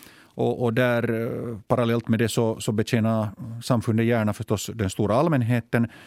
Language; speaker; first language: Swedish; native; Swedish